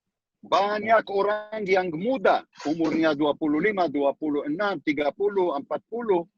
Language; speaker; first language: Indonesian; non-native, learner; Hebrew